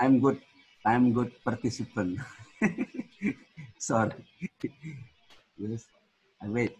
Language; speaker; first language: English; non-native, learner; Indonesian